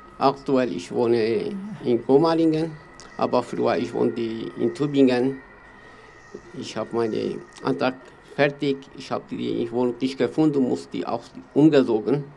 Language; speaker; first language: German; non-native, learner; Kurdish